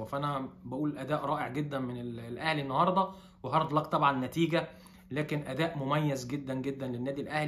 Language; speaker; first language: Arabic; native; Arabic